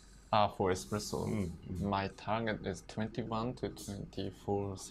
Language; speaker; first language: English; non-native, learner; Japanese